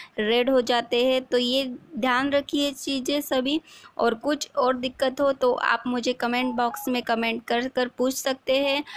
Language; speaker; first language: Hindi; non-native, local second language; Marathi